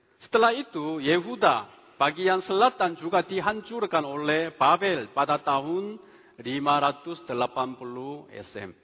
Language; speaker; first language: Indonesian; non-native, fluent; Korean